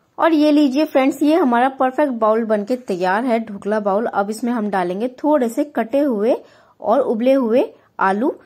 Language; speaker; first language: Hindi; native; Hindi